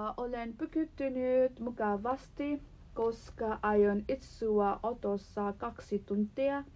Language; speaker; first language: Finnish; non-native, learner; Nepali